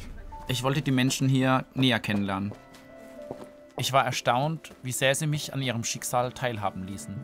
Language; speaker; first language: German; native; German